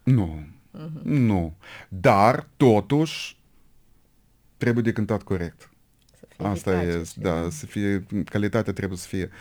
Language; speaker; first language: Romanian; non-native, local second language; Russian